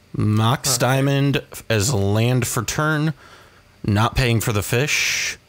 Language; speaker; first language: English; native; English